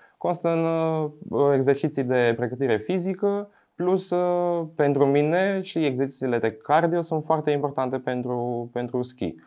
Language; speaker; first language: Romanian; non-native, fluent; Albanian